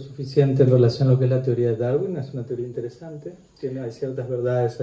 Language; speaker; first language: Spanish; native; Spanish